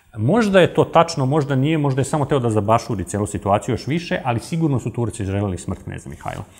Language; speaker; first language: Serbian; native; Serbian